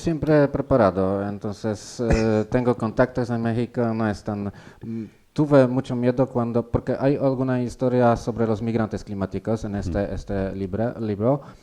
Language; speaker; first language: Spanish; non-native, learner; Polish